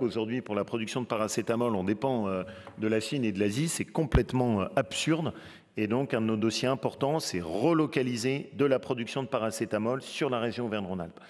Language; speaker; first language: French; native; French